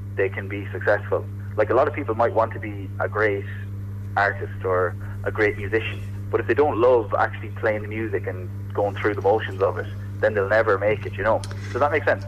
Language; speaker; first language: English; native; English